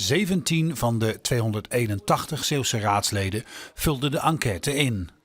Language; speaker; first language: Dutch; native; Dutch